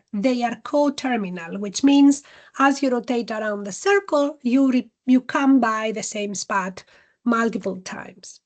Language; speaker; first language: English; non-native, fluent; Greek